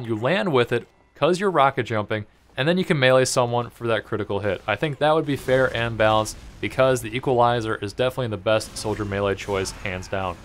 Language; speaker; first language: English; native; English